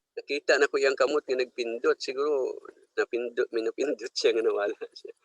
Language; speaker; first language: Cebuano; non-native, local second language; Hiligaynon